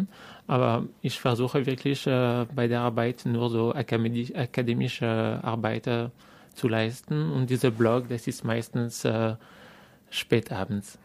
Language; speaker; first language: German; non-native, fluent; French